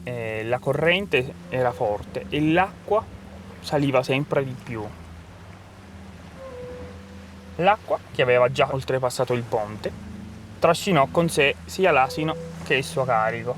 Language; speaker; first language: Italian; native; Italian